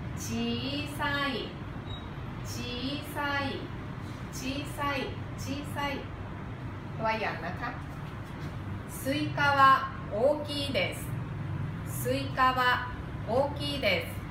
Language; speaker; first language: Japanese; non-native, fluent; Thai